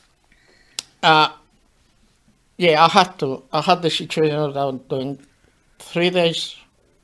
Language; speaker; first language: English; non-native, fluent; Spanish